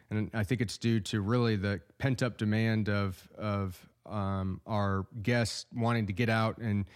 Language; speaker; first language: English; native; English